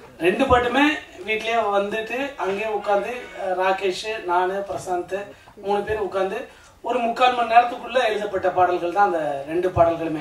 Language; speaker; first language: Tamil; native; Tamil